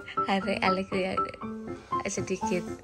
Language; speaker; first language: Indonesian; native; Indonesian